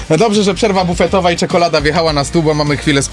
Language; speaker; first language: Polish; native; Polish